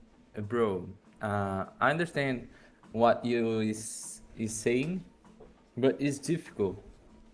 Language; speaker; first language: English; non-native, learner; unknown